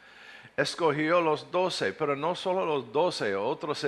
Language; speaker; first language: Spanish; non-native, fluent; English